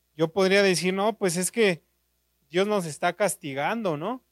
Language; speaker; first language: Spanish; native; Spanish